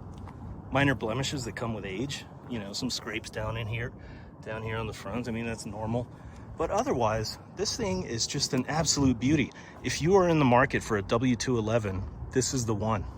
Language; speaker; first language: English; native; English